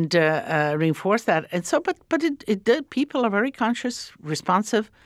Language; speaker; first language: English; early bilingual, other home language; Croatian